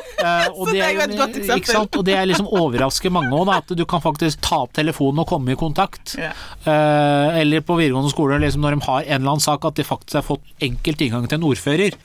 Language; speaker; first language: Norwegian; early bilingual, other home language; Persian